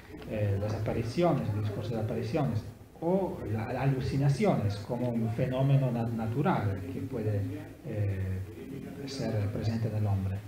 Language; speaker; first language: Spanish; non-native, learner; Italian